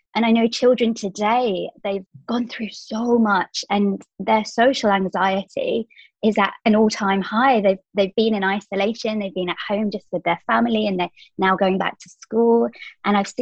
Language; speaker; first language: English; native; English